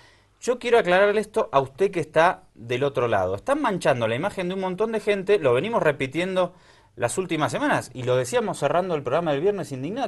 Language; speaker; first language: Spanish; native; Spanish